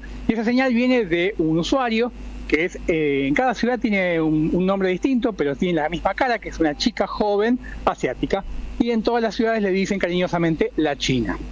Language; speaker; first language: Spanish; native; Spanish